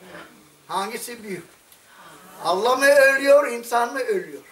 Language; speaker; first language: Turkish; non-native, fluent; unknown